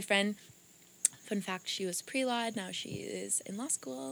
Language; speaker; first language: English; early bilingual, other home language; Portuguese